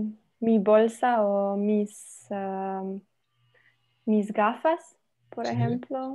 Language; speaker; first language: Spanish; non-native, learner; Slovenian